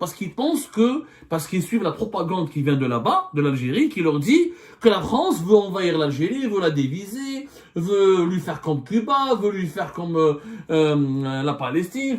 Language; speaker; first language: French; non-native, local second language; Arabic